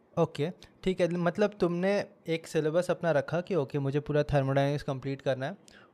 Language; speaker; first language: Hindi; native; Hindi